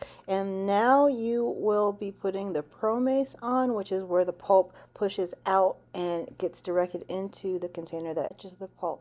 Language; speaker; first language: English; native; English